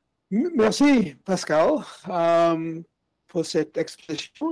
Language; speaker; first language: French; non-native, learner; English